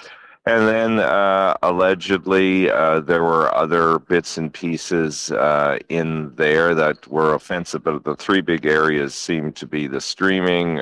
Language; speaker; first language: English; native; English